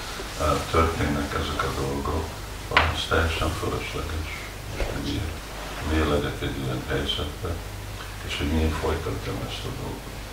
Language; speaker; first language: Hungarian; early bilingual, heritage; Hungarian